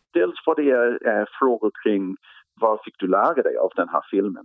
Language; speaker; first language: Swedish; non-native, fluent; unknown